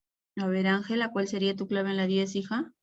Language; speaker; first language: Spanish; native; Spanish